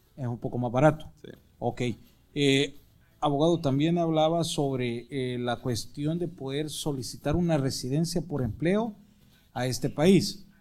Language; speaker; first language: Spanish; native; Spanish